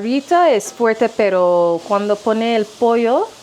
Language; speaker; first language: Spanish; non-native, learner; English